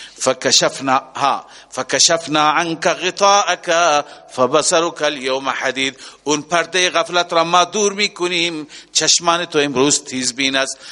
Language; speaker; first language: Persian; native; Persian